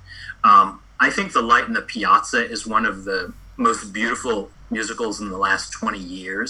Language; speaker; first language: English; native; English